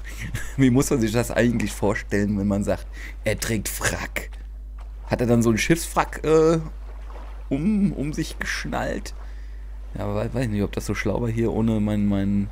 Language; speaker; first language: German; native; German